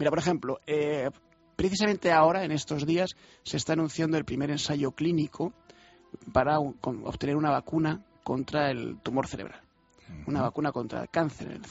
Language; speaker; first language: Spanish; native; Spanish